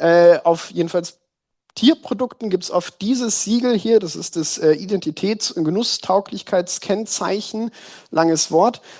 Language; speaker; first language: German; native; German